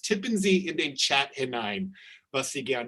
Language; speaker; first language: German; non-native, fluent; English